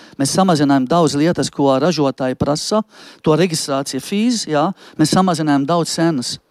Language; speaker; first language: Latvian; non-native, fluent; Arabic